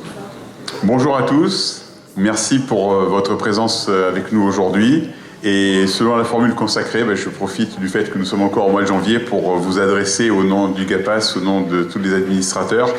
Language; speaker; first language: French; native; French